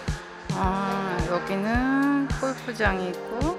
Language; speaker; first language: Korean; native; Korean